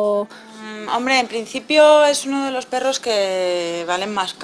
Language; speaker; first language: Spanish; native; Spanish